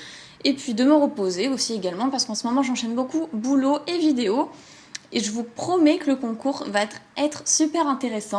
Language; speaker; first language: French; native; French